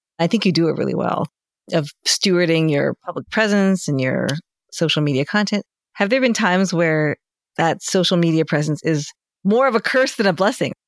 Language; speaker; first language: English; native; English